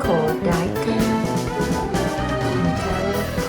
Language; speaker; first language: English; non-native, fluent; Vietnamese